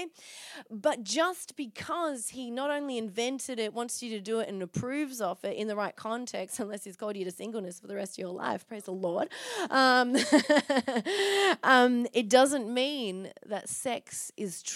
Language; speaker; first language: English; native; English